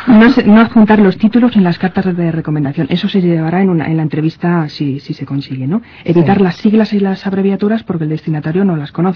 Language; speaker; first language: Spanish; native; Spanish